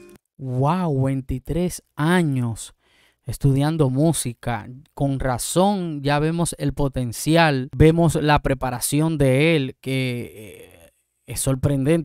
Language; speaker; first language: Spanish; native; Spanish